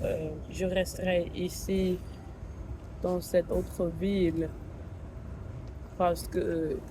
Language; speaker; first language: French; non-native, fluent; English